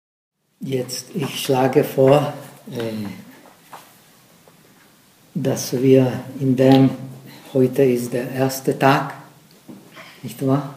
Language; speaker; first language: German; non-native, fluent; Czech